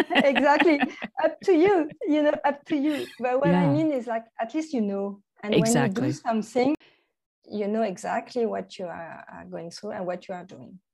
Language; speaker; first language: English; non-native, fluent; French